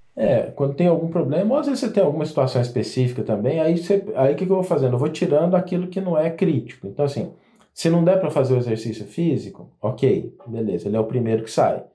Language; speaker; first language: Portuguese; native; Portuguese